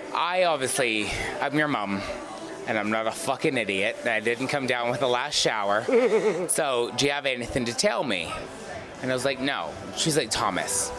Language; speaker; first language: English; native; English